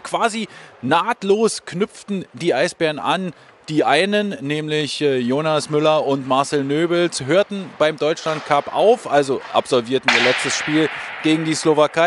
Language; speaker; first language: German; native; German